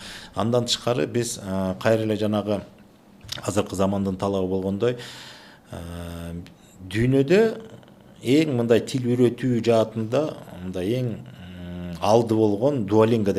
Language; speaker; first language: Kyrgyz; native; Kyrgyz